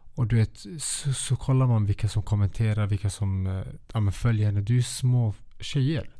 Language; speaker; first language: Swedish; early bilingual, other home language; Kurdish